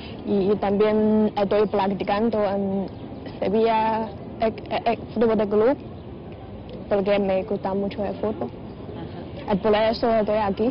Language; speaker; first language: Spanish; non-native, learner; Chinese